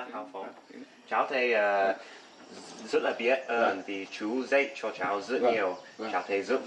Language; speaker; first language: Vietnamese; non-native, learner; English